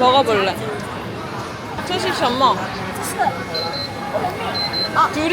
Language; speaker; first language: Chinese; non-native, learner; Korean